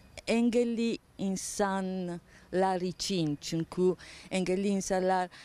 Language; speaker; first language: Turkish; non-native, learner; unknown